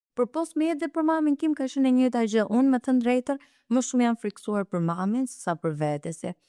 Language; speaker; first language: Albanian; early bilingual, heritage; Albanian